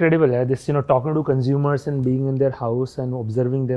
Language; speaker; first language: English; non-native, local second language; Hindi